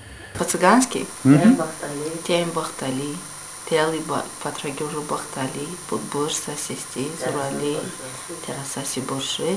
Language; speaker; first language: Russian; non-native, local second language; Romany